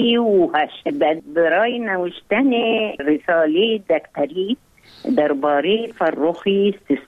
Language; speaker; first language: Persian; non-native, learner; Arabic